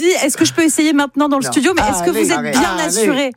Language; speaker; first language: French; native; French